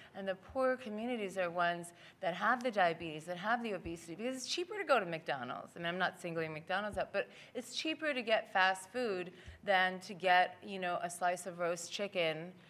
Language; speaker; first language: English; native; English